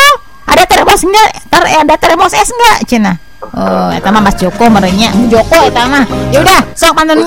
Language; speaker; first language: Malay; non-native, local second language; Sundanese